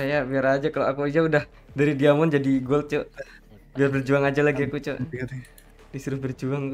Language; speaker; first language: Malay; non-native, local second language; Javanese